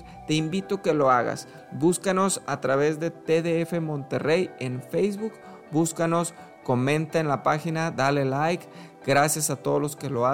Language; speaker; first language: Spanish; native; Spanish